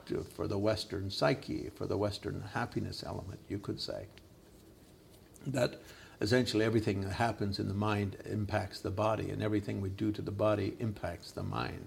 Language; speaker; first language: English; native; English